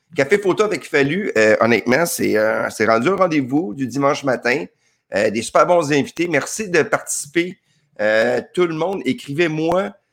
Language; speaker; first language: French; native; French